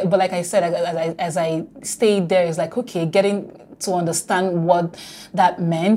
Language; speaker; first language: English; non-native, local second language; Igbo